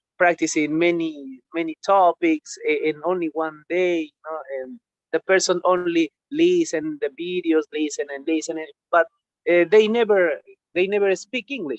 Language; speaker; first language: English; non-native, learner; Spanish